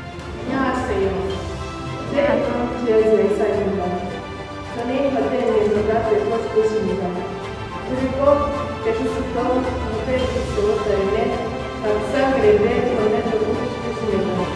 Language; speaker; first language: Korean; non-native, learner; Kinyarwanda